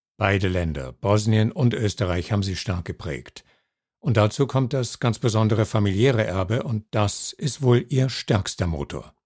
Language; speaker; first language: German; native; German